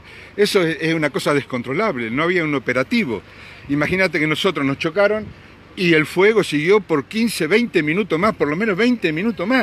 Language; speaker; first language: Spanish; native; Spanish